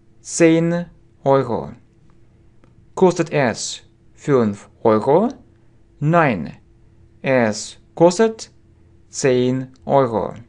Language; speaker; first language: German; non-native, fluent; Russian